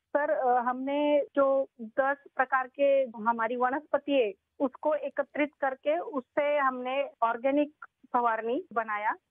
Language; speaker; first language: Hindi; non-native, local second language; Marathi